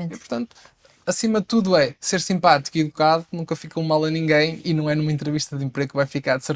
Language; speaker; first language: Portuguese; native; Portuguese